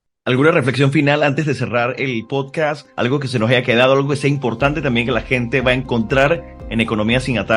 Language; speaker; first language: Spanish; native; Spanish